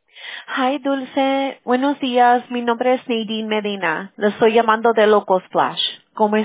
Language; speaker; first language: Spanish; early bilingual, heritage; Spanish